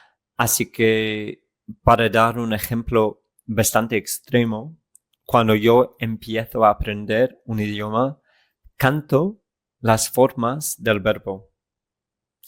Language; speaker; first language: Spanish; non-native, fluent; English